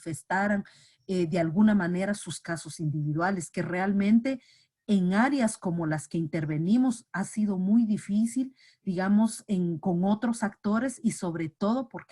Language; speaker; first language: Spanish; native; Spanish